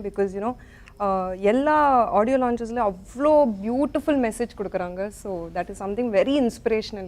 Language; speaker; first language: Tamil; non-native, local second language; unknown